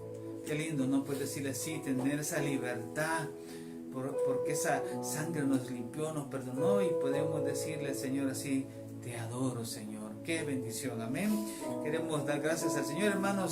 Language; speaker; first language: Spanish; native; Spanish